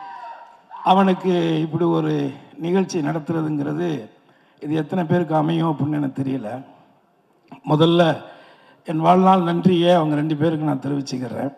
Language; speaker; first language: Tamil; native; Tamil